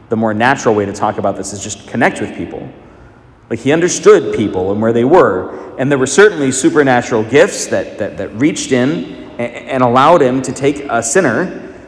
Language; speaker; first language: English; native; English